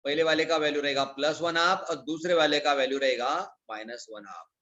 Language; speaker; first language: Hindi; non-native, local second language; Marathi